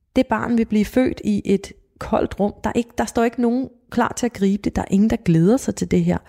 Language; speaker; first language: Danish; native; Danish